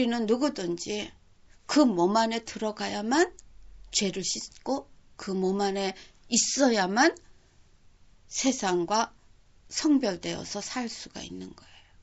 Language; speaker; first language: Korean; native; Korean